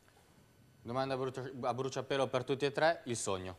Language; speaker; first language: Italian; native; Italian